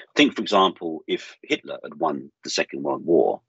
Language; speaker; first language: English; native; English